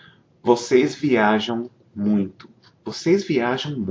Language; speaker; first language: Portuguese; non-native, fluent; English